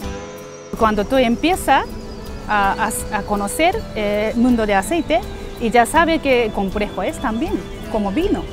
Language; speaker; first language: Spanish; non-native, learner; Japanese